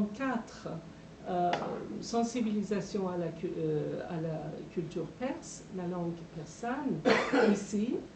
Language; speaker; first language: French; non-native, fluent; Persian